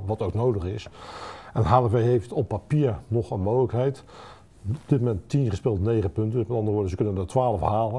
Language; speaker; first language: Dutch; native; Dutch